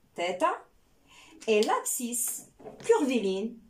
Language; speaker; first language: French; non-native, local second language; Arabic